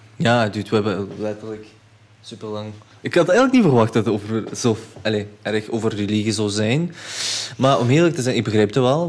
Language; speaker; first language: Dutch; early bilingual, other home language; Chechen